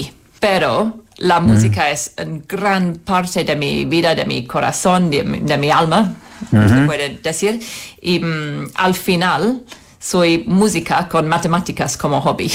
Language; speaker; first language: Spanish; non-native, fluent; English